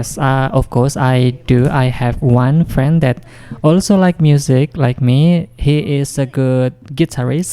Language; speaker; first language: English; non-native, fluent; Indonesian